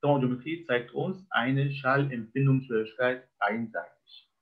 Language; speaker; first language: German; non-native, fluent; Arabic